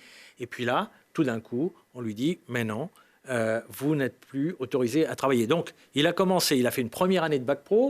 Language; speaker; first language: French; native; French